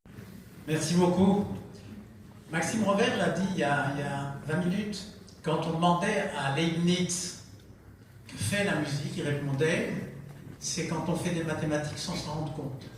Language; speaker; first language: French; native; French